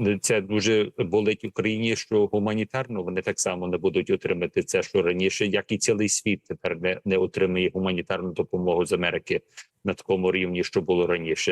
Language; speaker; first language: Ukrainian; early bilingual, heritage; Ukrainian